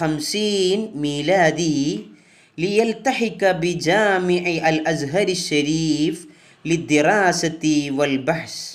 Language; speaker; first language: Arabic; non-native, fluent; Malayalam